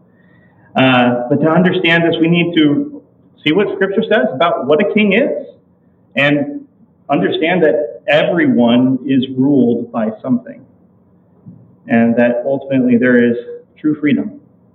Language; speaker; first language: English; native; English